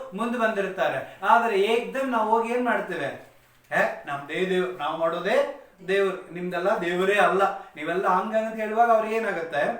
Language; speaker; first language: Kannada; non-native, local second language; Tamil